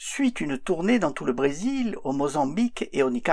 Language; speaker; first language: French; native; French